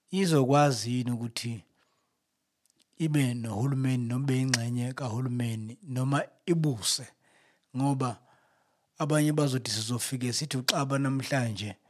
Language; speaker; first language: Zulu; native; Zulu